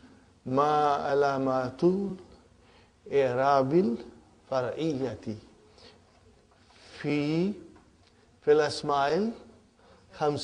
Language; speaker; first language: Arabic; non-native, learner; Urdu